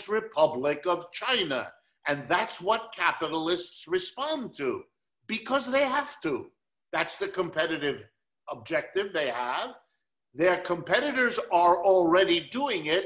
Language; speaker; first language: English; early bilingual, other home language; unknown